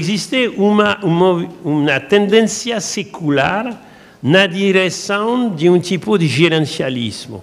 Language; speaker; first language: Portuguese; non-native, learner; French